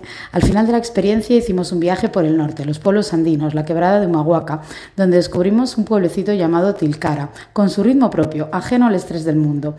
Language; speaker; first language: Spanish; native; Spanish